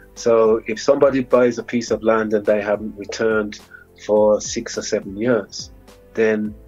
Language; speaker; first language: English; native; English